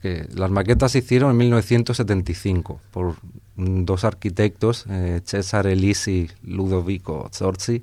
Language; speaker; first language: Spanish; native; Spanish